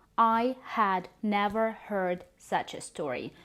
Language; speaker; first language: English; non-native, fluent; Ukrainian